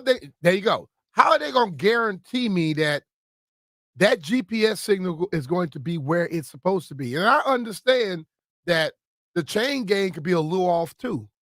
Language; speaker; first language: English; native; English